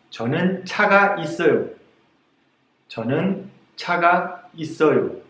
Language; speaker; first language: Korean; non-native, fluent; Spanish